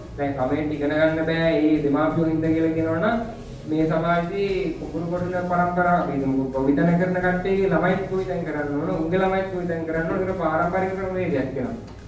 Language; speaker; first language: Sinhala; native; Sinhala